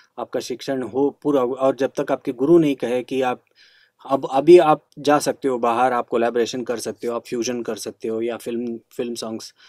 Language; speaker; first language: Hindi; non-native, local second language; Kannada